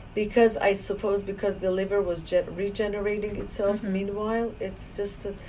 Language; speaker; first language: English; non-native, fluent; Persian